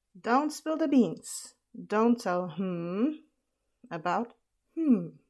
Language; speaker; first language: English; non-native, fluent; Polish